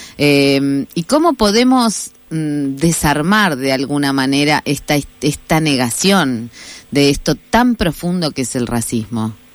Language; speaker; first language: Spanish; native; Spanish